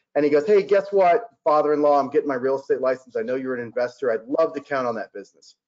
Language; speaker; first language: English; native; English